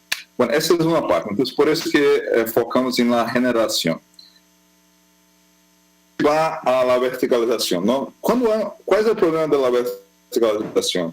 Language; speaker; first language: Spanish; non-native, fluent; Portuguese